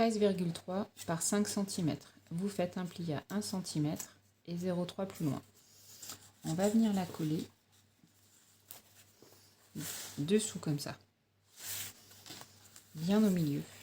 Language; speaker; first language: French; native; French